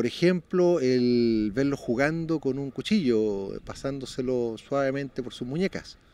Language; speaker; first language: Spanish; native; Spanish